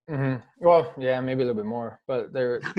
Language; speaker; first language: English; native; English